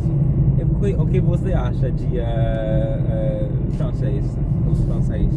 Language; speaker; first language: Portuguese; non-native, learner; English